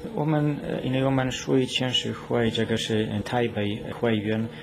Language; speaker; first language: Chinese; non-native, fluent; Polish